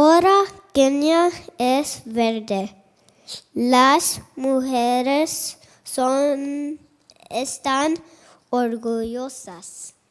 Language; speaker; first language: Spanish; non-native, learner; English